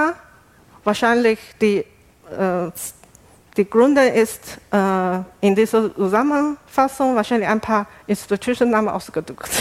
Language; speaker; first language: German; non-native, fluent; Chinese